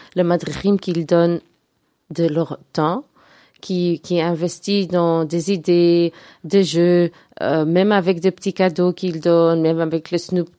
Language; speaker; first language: French; non-native, local second language; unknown